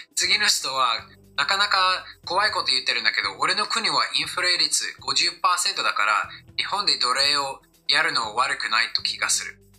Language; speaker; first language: Japanese; non-native, fluent; English